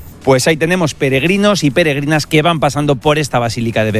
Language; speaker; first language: Spanish; native; Spanish